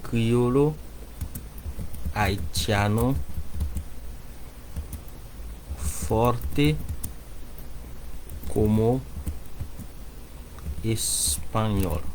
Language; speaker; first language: Portuguese; non-native, learner; Haitian Creole